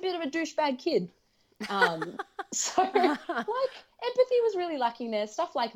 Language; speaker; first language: English; early bilingual, other home language; Russian